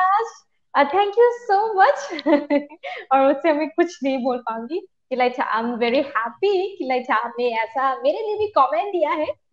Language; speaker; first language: Hindi; non-native, local second language; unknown